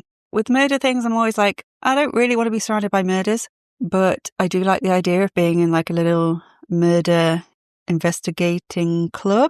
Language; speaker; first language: English; native; English